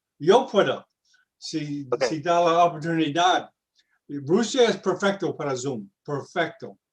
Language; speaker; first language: Spanish; non-native, learner; English